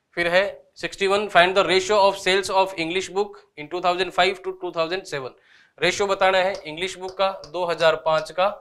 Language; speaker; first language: Hindi; native; Hindi